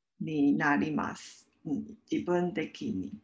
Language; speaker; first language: Japanese; non-native, learner; Chinese